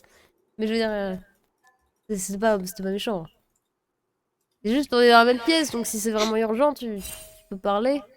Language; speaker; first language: French; native; French